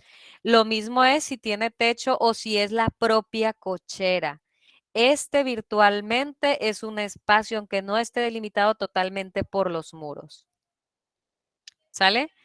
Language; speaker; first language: Spanish; native; Spanish